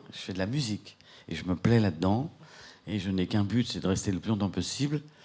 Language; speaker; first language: French; native; French